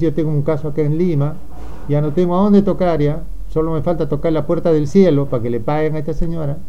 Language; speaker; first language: Spanish; native; Spanish